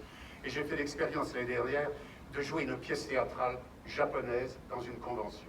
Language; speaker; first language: French; native; French